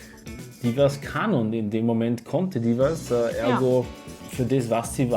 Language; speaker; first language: German; native; German